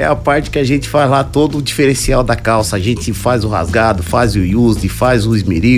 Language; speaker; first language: Portuguese; non-native, learner; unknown